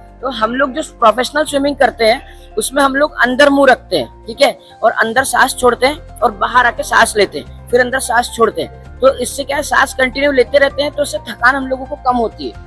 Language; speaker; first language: Hindi; native; Hindi